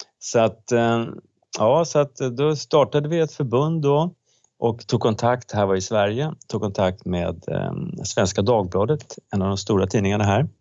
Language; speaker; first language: Swedish; native; Swedish